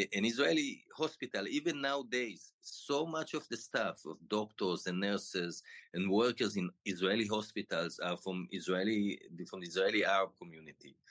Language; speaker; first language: English; non-native, fluent; Hebrew